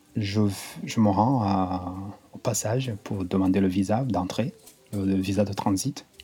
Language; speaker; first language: French; non-native, local second language; Kinyarwanda